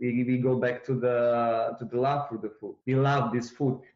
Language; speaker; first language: English; non-native, fluent; Czech